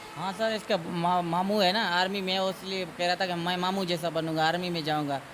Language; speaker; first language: Urdu; non-native, local second language; Saraiki